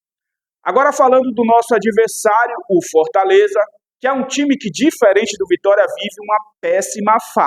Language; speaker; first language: Portuguese; native; Portuguese